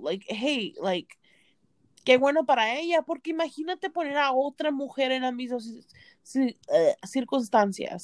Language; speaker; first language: Spanish; early bilingual, heritage; Spanish